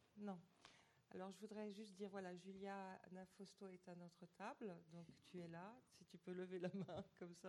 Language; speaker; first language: French; native; French